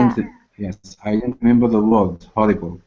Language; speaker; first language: English; non-native, learner; Arabic